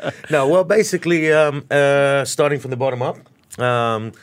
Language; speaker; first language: English; native; English